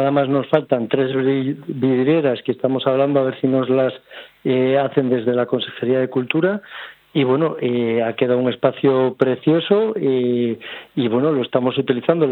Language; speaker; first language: Spanish; native; Spanish